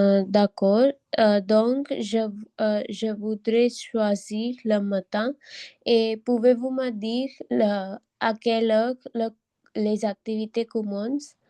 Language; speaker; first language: French; non-native, learner; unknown